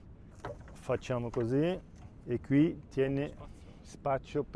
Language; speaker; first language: Italian; non-native, local second language; Spanish